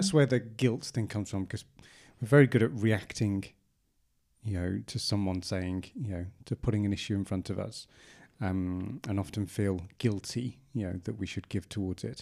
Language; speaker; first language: English; native; English